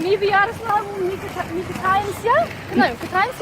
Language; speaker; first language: Russian; non-native, learner; English